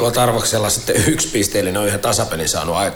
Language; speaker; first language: Finnish; native; Finnish